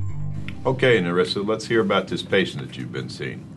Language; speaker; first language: English; native; English